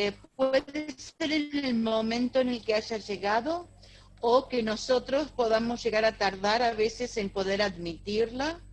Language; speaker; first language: Spanish; native; Spanish